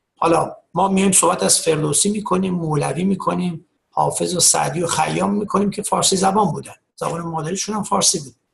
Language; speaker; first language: Persian; native; Persian